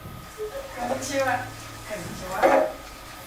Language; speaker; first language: Japanese; non-native, learner; French